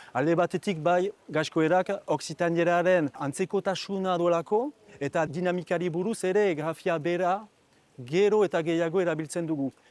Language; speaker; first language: Basque; non-native, local second language; French